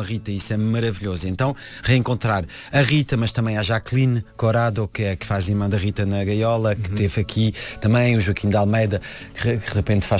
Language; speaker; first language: Portuguese; non-native, fluent; French